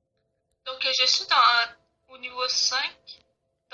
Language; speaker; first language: French; native; French